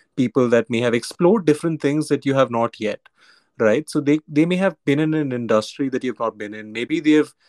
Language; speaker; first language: English; non-native, local second language; Hindi